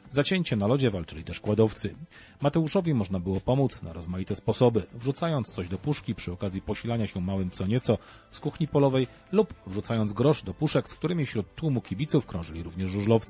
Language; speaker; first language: Polish; native; Polish